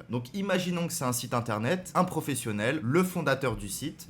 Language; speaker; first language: French; native; French